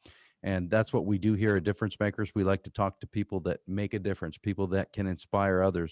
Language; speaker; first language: English; native; English